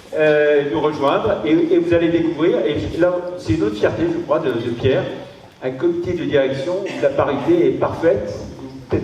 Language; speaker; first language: French; native; French